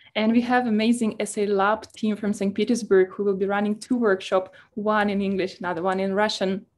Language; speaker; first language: English; non-native, fluent; Russian